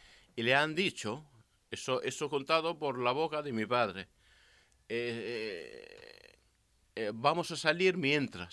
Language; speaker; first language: Spanish; non-native, learner; Arabic